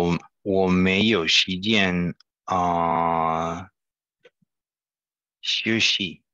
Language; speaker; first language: Chinese; non-native, learner; Spanish